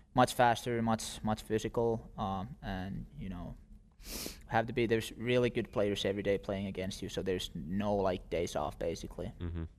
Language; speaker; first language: English; non-native, fluent; Finnish